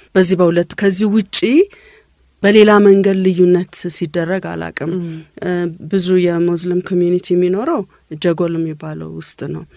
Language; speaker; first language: Amharic; native; Amharic